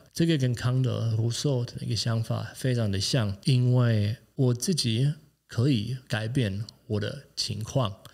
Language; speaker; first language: Chinese; non-native, fluent; German